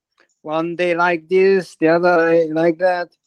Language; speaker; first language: English; non-native, learner; Japanese